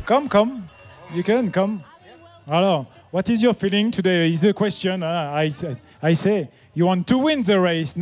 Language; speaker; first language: English; non-native, learner; French